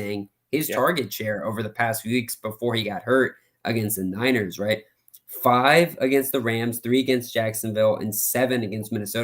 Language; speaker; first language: English; native; English